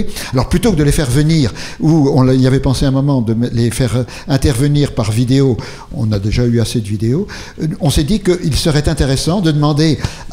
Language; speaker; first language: French; native; French